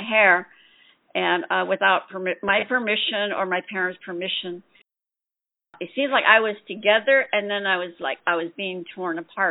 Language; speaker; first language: English; early bilingual, other home language; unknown